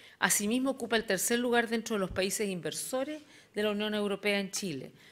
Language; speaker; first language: Spanish; native; Spanish